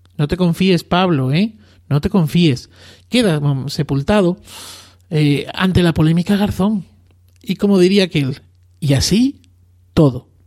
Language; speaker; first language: Spanish; native; Spanish